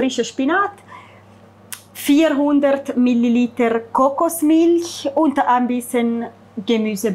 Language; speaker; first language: German; non-native, fluent; Italian